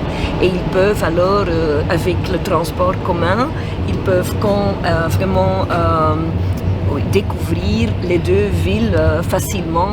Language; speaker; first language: French; non-native, fluent; Swedish